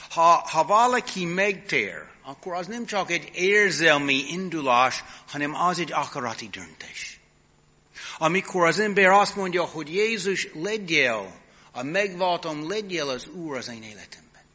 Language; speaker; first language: Hungarian; non-native, fluent; English